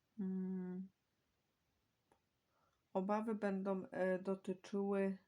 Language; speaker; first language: Polish; native; Polish